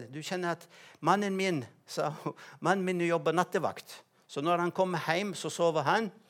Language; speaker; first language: Norwegian; non-native, fluent; Arabic